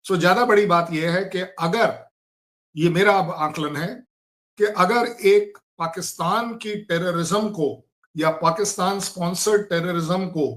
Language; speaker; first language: Hindi; native; Hindi